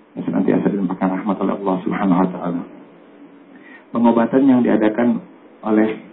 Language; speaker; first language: Indonesian; native; Indonesian